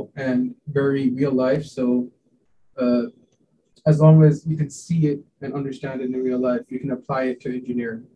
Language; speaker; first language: English; non-native, local second language; Hindi